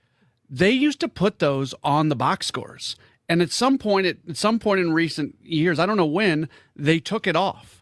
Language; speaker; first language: English; native; English